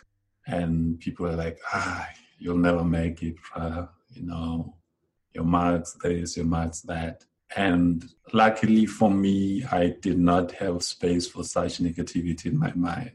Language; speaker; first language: English; non-native, local second language; Zulu